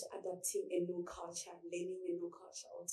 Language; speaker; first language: English; non-native, local second language; Southern Sotho